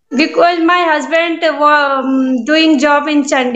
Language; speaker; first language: English; non-native, learner; Hindi